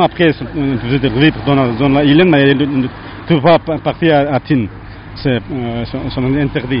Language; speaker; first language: French; non-native, learner; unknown